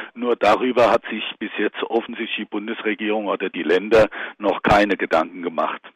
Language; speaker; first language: German; non-native, fluent; Italian